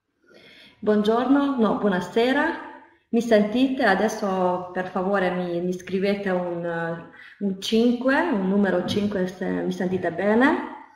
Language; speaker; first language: Italian; non-native, fluent; Hungarian